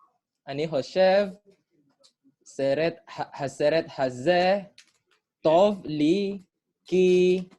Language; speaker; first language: Hebrew; non-native, learner; Indonesian